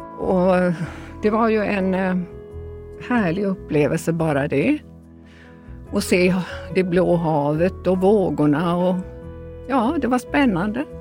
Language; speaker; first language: Swedish; early bilingual, other home language; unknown